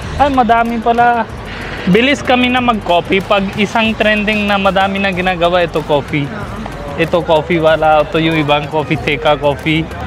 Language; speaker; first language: Filipino; non-native, learner; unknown